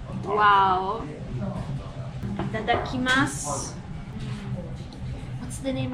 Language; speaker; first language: English; non-native, fluent; Italian